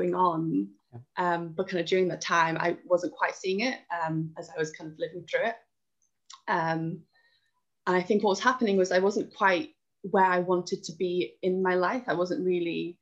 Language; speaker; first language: English; native; English